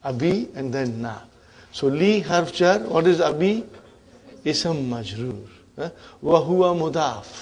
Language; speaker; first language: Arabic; non-native, fluent; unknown